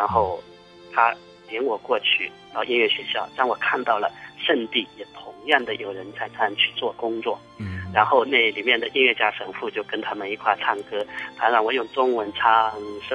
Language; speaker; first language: Chinese; native; Chinese